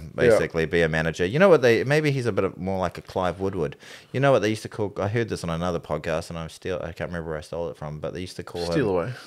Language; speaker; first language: English; native; English